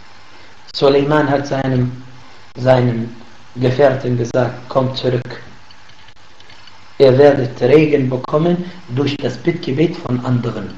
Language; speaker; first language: German; non-native, learner; Arabic